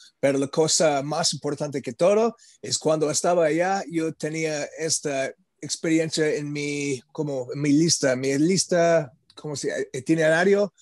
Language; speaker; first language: Spanish; non-native, learner; English